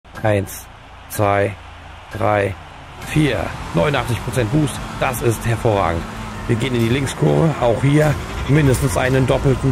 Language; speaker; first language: German; native; German